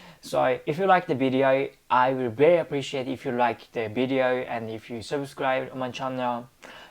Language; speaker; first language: English; non-native, learner; Japanese